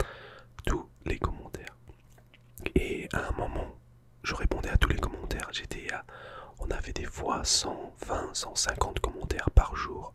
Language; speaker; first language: French; non-native, fluent; English